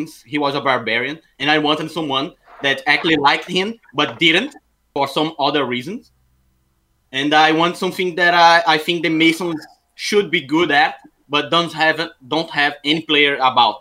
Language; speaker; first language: English; non-native, fluent; Portuguese